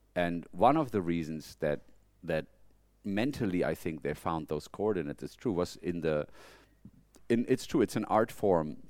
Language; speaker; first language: English; non-native, fluent; German